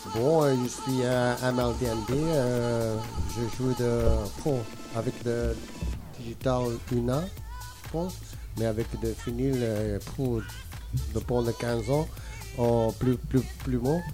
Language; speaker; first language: French; non-native, learner; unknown